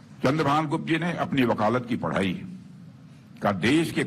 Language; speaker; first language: Hindi; native; Hindi